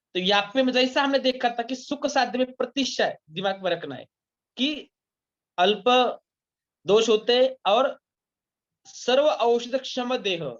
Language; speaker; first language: Hindi; non-native, local second language; Marathi